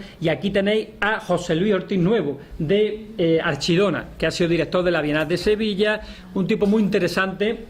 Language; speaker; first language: Spanish; native; Spanish